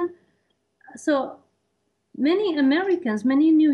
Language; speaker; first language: English; non-native, fluent; Spanish